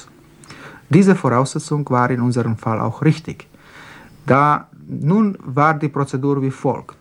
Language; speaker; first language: German; non-native, fluent; Slovak